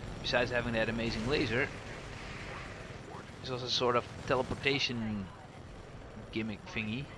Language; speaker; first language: English; non-native, fluent; Dutch